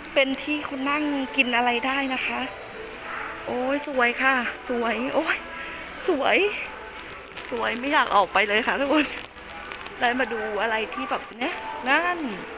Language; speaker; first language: Thai; native; Thai